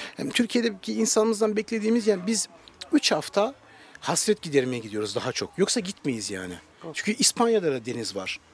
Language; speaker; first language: Turkish; early bilingual, heritage; Turkish